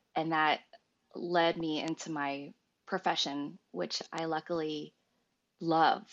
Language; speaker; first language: English; native; English